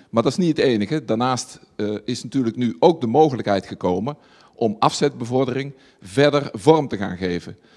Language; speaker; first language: Dutch; native; Dutch